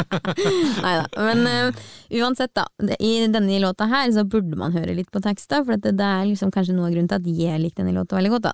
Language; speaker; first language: Norwegian; native; Norwegian